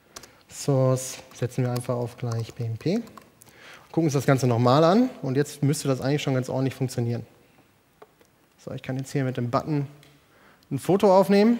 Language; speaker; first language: German; native; German